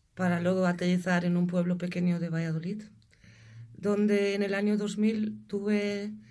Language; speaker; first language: Spanish; non-native, fluent; German